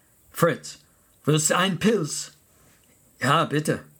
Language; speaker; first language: German; non-native, fluent; English